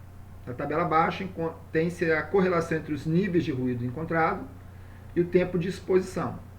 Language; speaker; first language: Portuguese; native; Portuguese